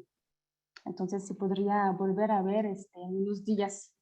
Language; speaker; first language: Spanish; non-native, fluent; French